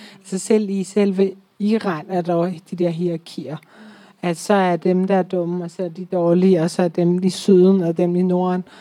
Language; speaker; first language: Danish; early bilingual, other home language; Persian